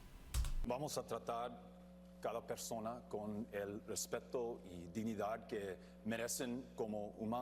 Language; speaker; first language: Spanish; non-native, learner; English